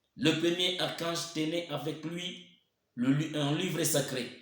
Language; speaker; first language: French; non-native, local second language; Swahili